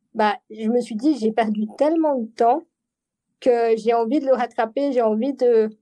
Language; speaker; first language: French; native; French